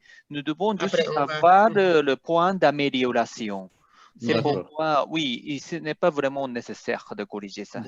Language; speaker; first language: French; non-native, fluent; Japanese